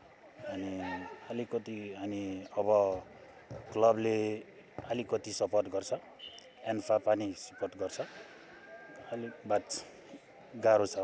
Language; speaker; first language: Nepali; non-native, learner; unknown